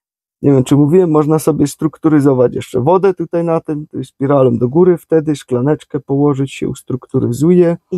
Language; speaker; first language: Polish; native; Polish